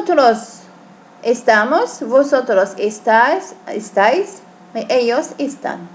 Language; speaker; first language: Spanish; non-native, fluent; Arabic